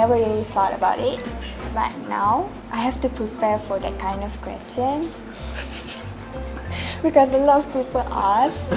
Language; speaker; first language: English; non-native, local second language; Malay